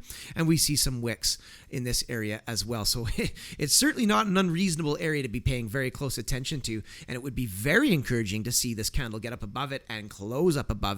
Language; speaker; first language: English; native; English